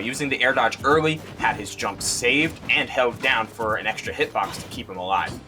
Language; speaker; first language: English; native; English